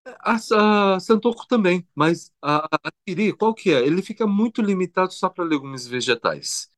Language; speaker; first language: Portuguese; early bilingual, other home language; Korean